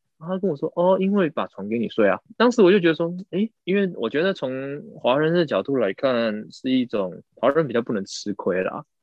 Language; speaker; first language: Chinese; native; Chinese